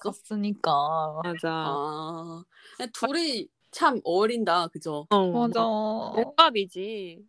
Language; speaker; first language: Korean; non-native, fluent; Chinese